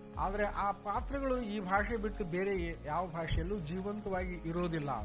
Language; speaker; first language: Kannada; native; Kannada